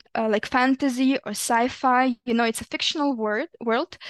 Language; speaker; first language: English; non-native, fluent; Ukrainian